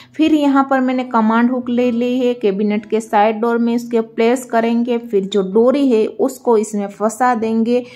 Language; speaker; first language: Hindi; non-native, local second language; Gujarati